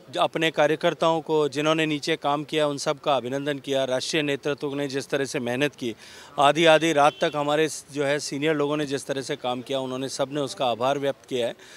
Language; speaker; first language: Hindi; native; Hindi